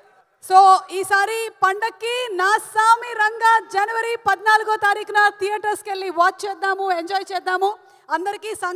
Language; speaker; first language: Telugu; native; Telugu